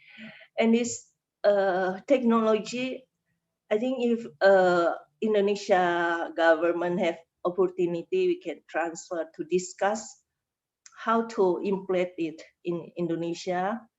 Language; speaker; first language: English; non-native, learner; Indonesian